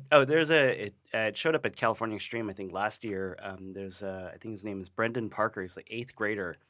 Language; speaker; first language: English; native; English